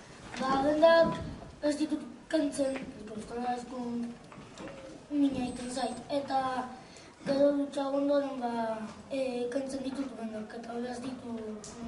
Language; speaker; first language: Basque; non-native, local second language; Spanish